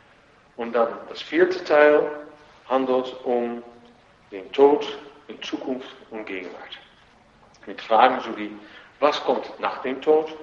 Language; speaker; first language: German; non-native, fluent; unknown